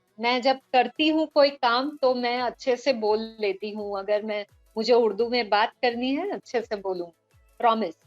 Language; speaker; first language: Hindi; non-native, local second language; Bangla